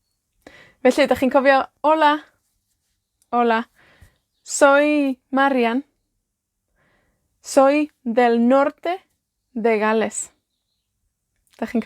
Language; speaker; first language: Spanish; non-native, fluent; Welsh